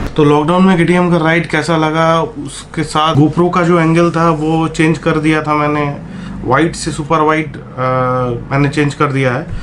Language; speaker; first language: Hindi; non-native, local second language; Bangla